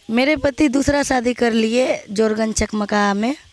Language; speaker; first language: Hindi; native; Hindi